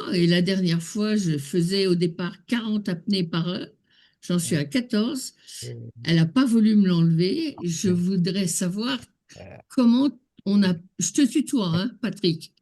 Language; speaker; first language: French; native; French